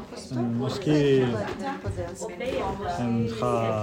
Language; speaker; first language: Danish; non-native, learner; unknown